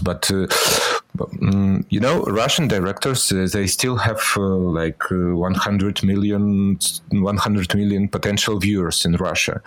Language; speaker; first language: English; non-native, fluent; Russian